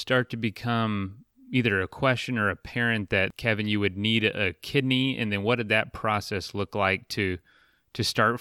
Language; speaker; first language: English; native; English